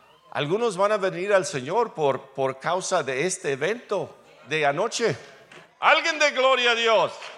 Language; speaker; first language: Spanish; non-native, fluent; English